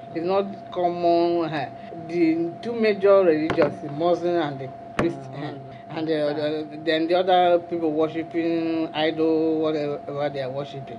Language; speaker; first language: English; non-native, local second language; Igbo